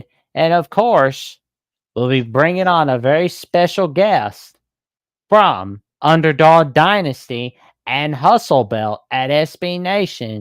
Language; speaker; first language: English; native; English